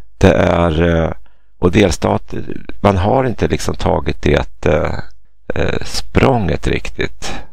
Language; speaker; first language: Swedish; native; Swedish